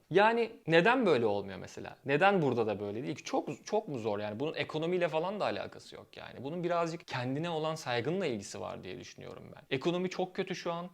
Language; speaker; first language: Turkish; native; Turkish